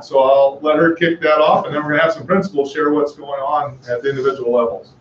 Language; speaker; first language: English; native; English